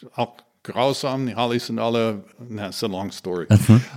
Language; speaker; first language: German; non-native, fluent; English